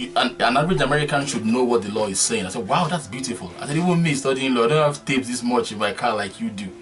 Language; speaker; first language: English; non-native, local second language; Yoruba